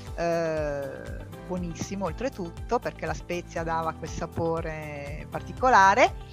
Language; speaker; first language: Italian; native; Italian